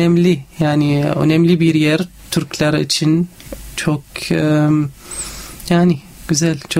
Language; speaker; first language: Turkish; non-native, fluent; Arabic